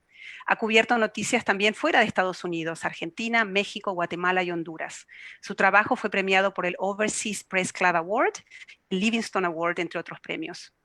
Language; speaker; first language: Spanish; native; Spanish